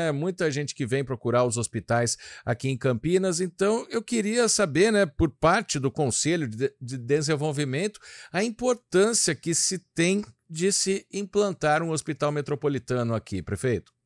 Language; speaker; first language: Portuguese; native; Portuguese